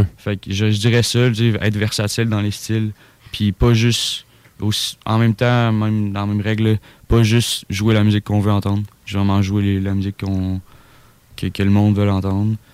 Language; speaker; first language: French; native; French